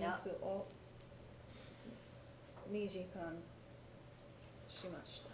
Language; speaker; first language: Japanese; non-native, learner; English